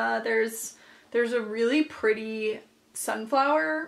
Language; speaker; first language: English; native; English